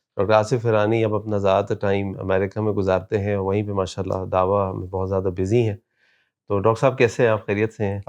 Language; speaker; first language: Urdu; native; Urdu